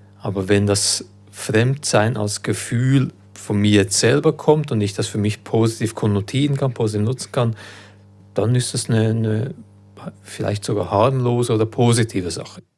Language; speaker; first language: German; early bilingual, other home language; Croatian